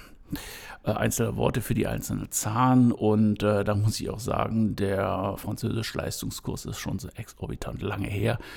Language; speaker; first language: German; native; German